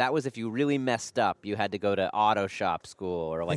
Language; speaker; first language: English; native; English